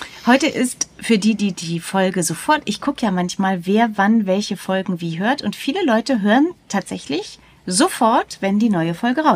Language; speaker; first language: German; native; German